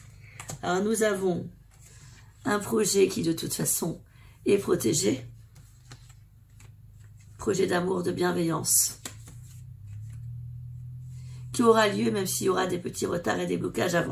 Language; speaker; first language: French; native; French